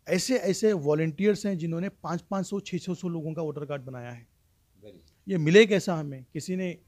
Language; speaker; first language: Hindi; non-native, local second language; Urdu